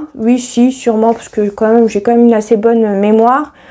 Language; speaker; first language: French; native; French